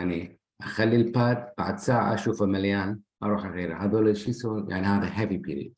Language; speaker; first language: Arabic; native; Arabic